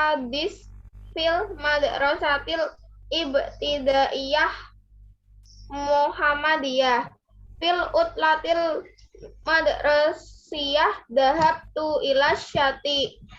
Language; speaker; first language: Arabic; non-native, learner; Indonesian